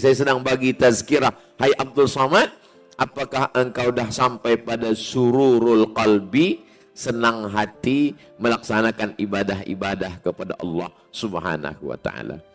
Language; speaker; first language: Malay; native; Malay